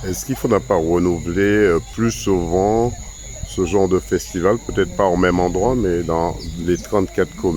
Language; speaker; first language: French; native; French